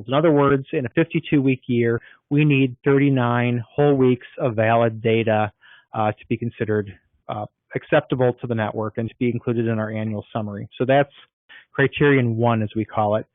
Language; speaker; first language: English; native; English